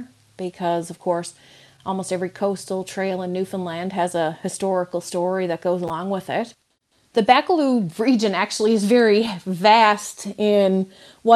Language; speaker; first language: English; native; English